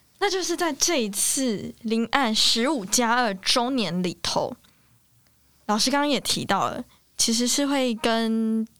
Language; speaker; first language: Chinese; native; Chinese